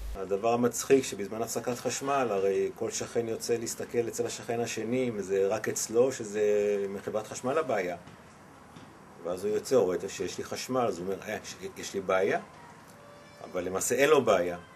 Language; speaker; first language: Hebrew; native; Hebrew